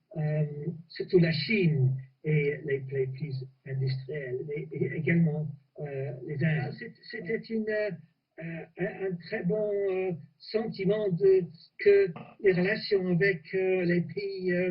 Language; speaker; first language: French; non-native, fluent; English